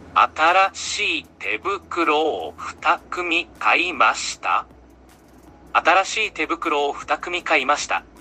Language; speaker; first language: Japanese; non-native, learner; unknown